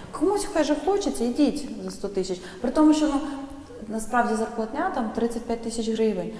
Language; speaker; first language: Ukrainian; native; Ukrainian